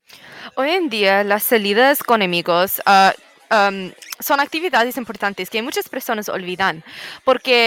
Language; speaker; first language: Spanish; non-native, learner; English